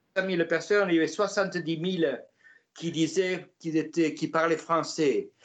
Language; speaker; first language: French; native; French